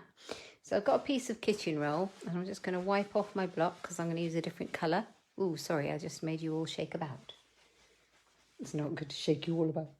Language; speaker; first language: English; native; English